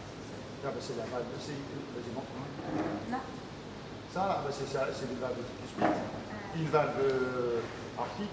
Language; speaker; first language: French; native; French